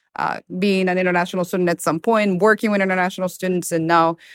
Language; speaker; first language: English; non-native, fluent; Italian